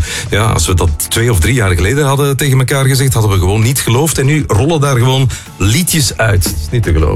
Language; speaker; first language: Dutch; native; Dutch